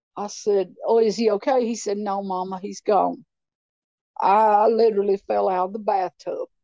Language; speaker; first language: English; native; English